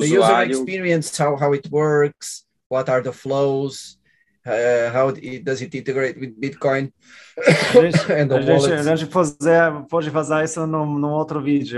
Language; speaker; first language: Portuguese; non-native, fluent; German